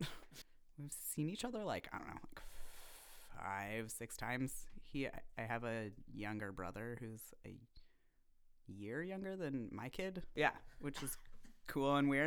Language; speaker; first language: English; native; English